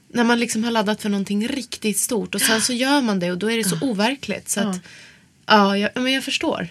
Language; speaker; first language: Swedish; native; Swedish